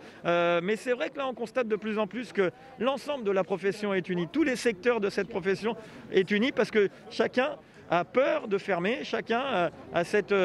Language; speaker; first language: French; native; French